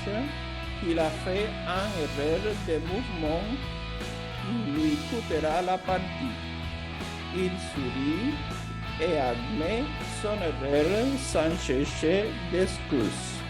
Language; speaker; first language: French; non-native, fluent; Portuguese